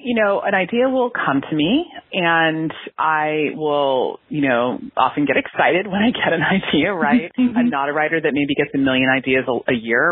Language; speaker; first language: English; native; English